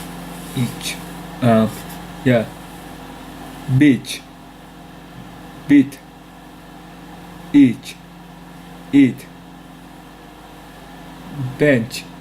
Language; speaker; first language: English; non-native, learner; Vietnamese